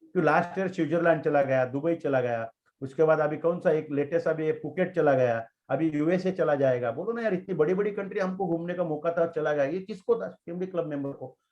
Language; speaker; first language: Hindi; non-native, local second language; Marathi